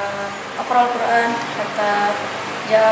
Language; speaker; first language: Arabic; non-native, learner; Indonesian